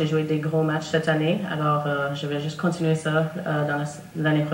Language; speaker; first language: French; non-native, local second language; English